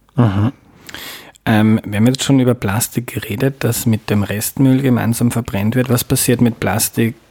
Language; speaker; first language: German; native; German